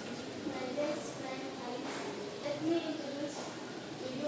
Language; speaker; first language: English; non-native, learner; Indonesian